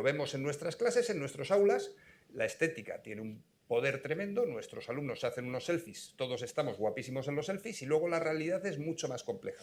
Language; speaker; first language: Spanish; native; Spanish